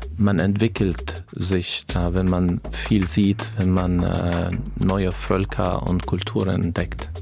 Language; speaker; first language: German; non-native, fluent; Arabic